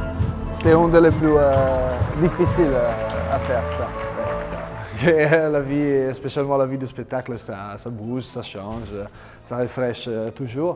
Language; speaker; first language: French; non-native, learner; Italian